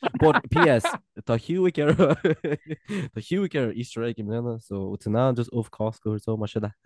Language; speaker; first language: Irish; native; Irish